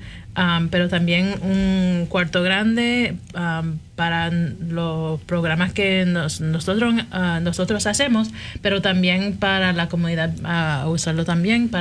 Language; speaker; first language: Spanish; early bilingual, heritage; Spanish